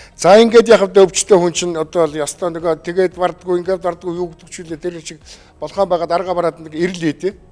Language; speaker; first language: Mongolian; native; Mongolian